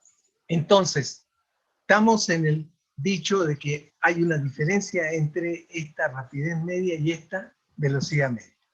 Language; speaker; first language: Spanish; native; Spanish